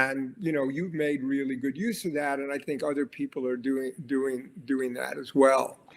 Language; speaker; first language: English; native; English